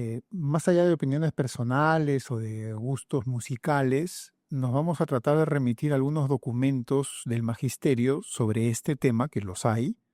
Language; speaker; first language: Spanish; native; Spanish